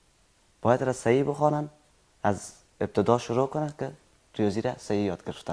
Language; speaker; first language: Persian; native; Persian